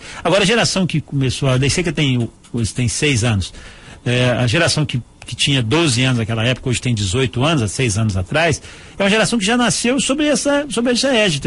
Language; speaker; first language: Portuguese; native; Portuguese